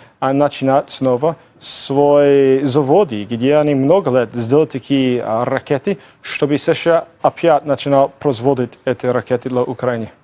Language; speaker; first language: Russian; non-native, fluent; English